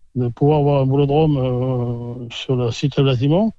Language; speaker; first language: French; native; French